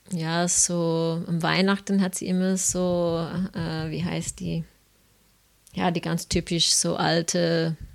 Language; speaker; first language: German; non-native, fluent; English